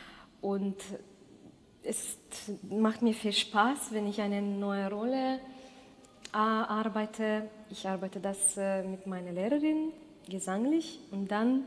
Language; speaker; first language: German; non-native, fluent; Russian